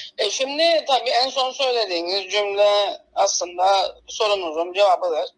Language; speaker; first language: Turkish; native; Turkish